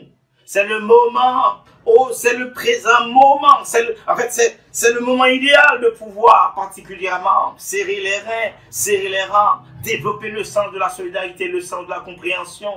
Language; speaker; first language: French; non-native, local second language; Haitian Creole